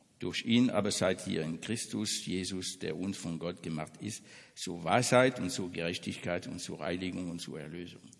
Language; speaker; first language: German; non-native, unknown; French